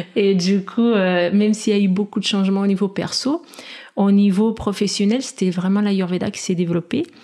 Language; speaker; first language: French; non-native, fluent; Portuguese